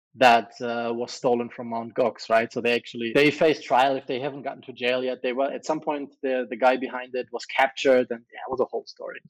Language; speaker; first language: English; non-native, fluent; German